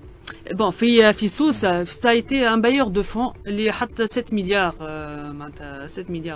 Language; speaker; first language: Arabic; native; Arabic